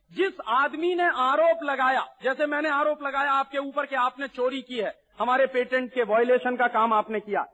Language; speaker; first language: Hindi; native; Hindi